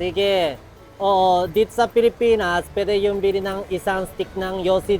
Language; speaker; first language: Filipino; non-native, learner; Japanese